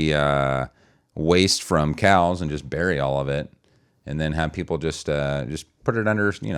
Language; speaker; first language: English; native; English